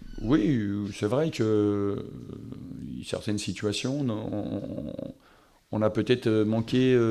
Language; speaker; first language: French; native; French